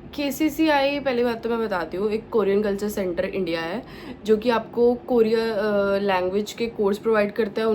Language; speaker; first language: Hindi; non-native, local second language; Punjabi